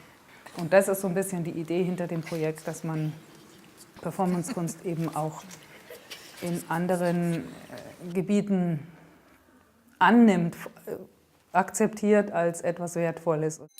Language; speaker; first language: German; native; German